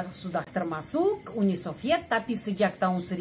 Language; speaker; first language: Indonesian; non-native, fluent; Russian